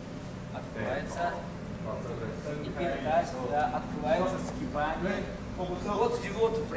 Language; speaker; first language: Russian; non-native, learner; Chinese